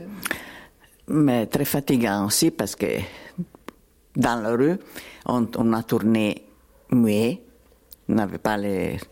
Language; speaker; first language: French; non-native, learner; Italian